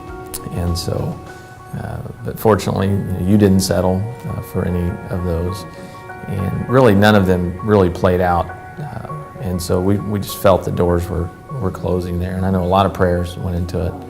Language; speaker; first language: English; native; English